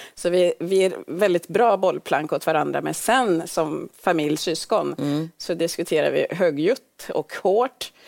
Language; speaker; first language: Swedish; early bilingual, other home language; Swahili